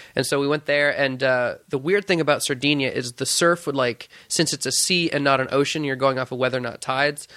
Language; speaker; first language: English; native; English